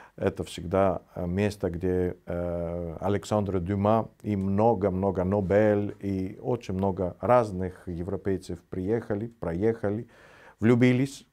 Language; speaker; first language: Russian; non-native, fluent; Greek